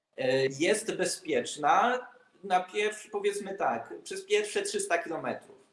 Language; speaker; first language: Polish; native; Polish